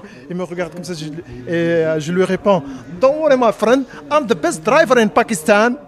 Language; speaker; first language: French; non-native, local second language; Arabic